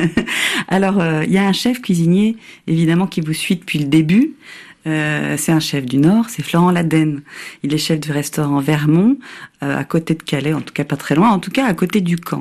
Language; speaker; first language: French; native; French